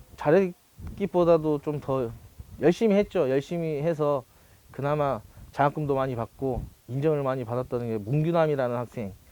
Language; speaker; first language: Korean; native; Korean